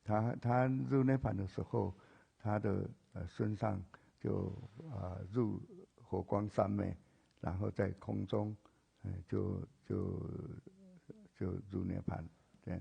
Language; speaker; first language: Chinese; native; Chinese